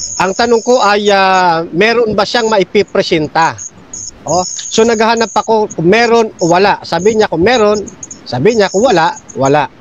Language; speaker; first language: Filipino; native; Filipino